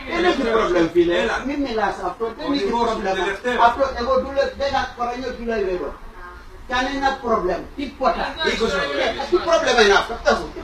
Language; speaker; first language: Greek; non-native, learner; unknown